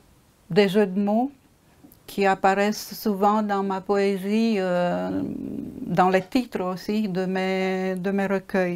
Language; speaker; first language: French; non-native, fluent; Romanian